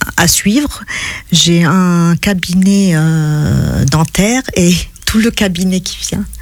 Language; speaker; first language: French; non-native, local second language; Arabic